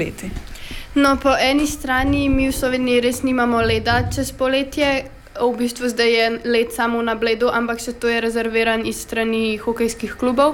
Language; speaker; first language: Slovenian; native; Slovenian